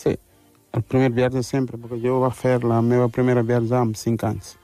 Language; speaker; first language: Catalan; non-native, local second language; Wolof